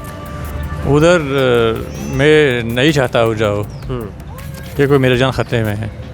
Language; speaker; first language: Hindi; non-native, learner; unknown